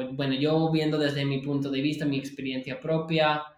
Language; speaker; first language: Spanish; non-native, fluent; English